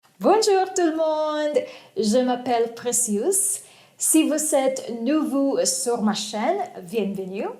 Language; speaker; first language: French; non-native, fluent; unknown